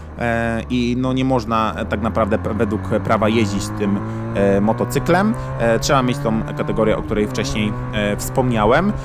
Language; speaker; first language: Polish; native; Polish